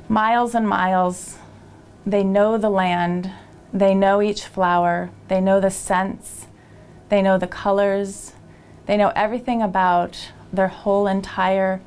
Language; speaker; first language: English; native; English